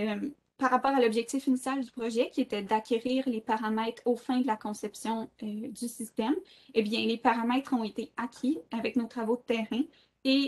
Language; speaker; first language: French; native; French